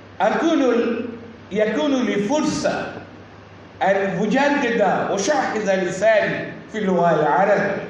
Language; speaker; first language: Arabic; non-native, learner; Bangla